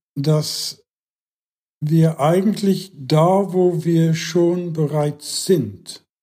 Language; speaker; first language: German; non-native, fluent; English